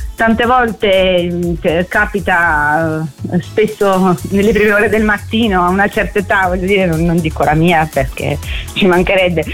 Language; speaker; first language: Italian; native; Italian